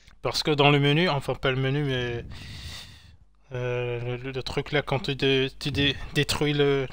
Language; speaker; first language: French; non-native, local second language; Arabic